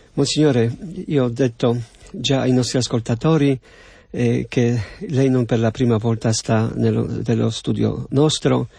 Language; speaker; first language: Italian; non-native, fluent; Polish